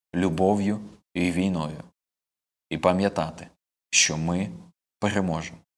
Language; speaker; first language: Ukrainian; non-native, local second language; Russian